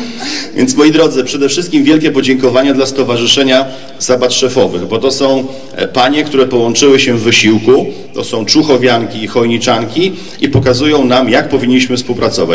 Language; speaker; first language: Polish; native; Polish